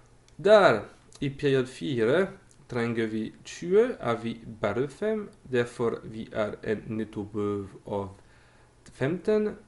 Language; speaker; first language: Norwegian; non-native, fluent; French